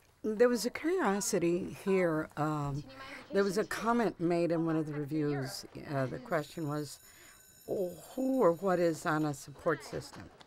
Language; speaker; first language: English; early bilingual, other home language; Spanish